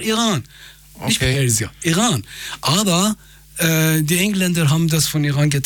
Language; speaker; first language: German; non-native, fluent; Persian